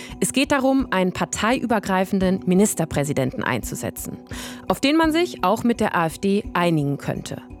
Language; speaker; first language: German; native; German